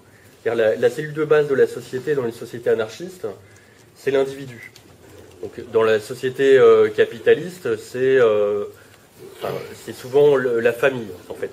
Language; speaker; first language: French; native; French